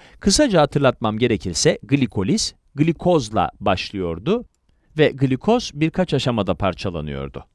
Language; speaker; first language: Turkish; native; Turkish